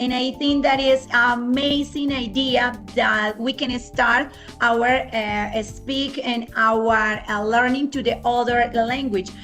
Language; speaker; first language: English; non-native, fluent; Spanish